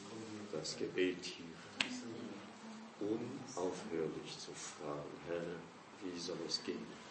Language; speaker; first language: German; non-native, fluent; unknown